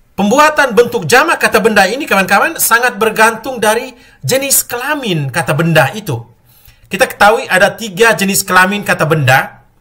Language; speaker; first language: Indonesian; native; Indonesian